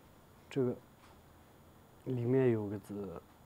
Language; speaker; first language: Chinese; non-native, local second language; Tibetan